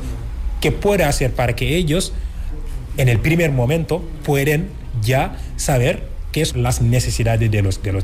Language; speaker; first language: Spanish; non-native, fluent; Wolof